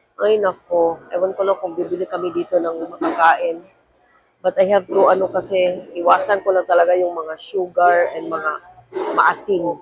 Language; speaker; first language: Filipino; non-native, local second language; Cebuano